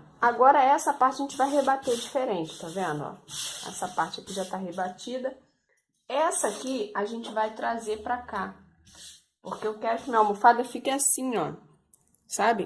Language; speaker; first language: Portuguese; native; Portuguese